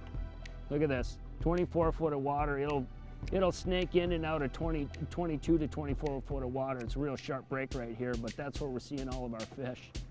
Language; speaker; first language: English; native; English